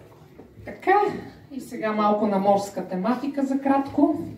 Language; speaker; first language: Bulgarian; native; Bulgarian